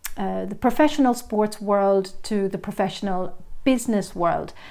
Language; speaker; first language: English; native; English